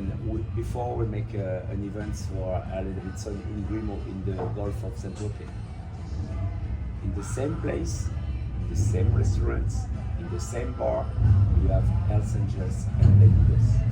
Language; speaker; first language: English; non-native, learner; French